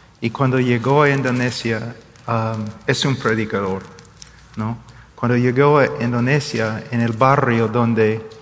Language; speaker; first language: Spanish; non-native, fluent; English